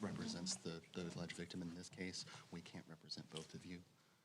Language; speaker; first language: English; native; English